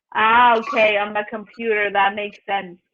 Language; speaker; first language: English; non-native, fluent; Spanish